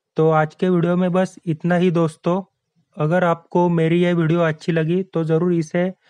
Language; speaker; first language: Hindi; native; Hindi